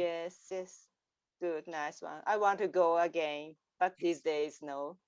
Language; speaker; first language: English; non-native, learner; Japanese